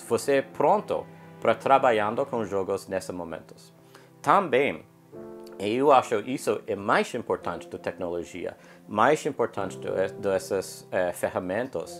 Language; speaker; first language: Portuguese; non-native, learner; English